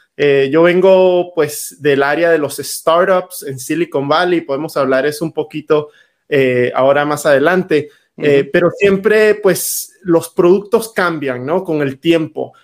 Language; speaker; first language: Spanish; native; Spanish